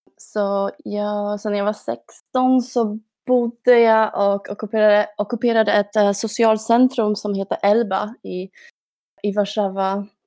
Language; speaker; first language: Swedish; non-native, fluent; Polish